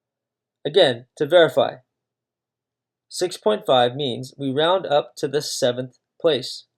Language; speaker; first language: English; native; English